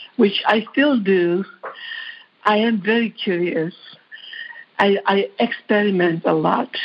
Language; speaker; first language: English; non-native, fluent; Georgian